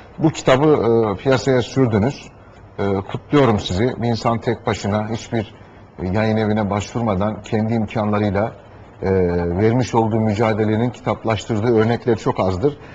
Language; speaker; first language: Turkish; native; Turkish